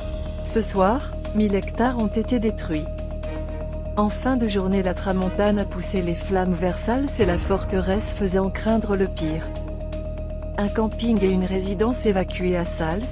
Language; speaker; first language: French; native; French